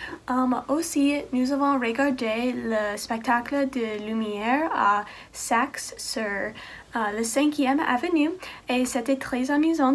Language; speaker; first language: French; non-native, learner; English